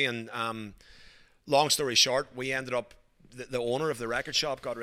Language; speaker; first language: English; native; English